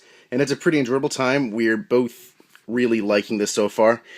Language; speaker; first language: English; native; English